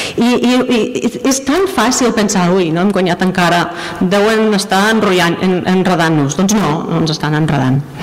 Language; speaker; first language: Catalan; non-native, fluent; English